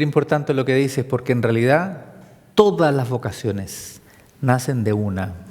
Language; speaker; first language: Spanish; native; Spanish